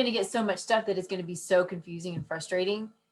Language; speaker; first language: English; native; English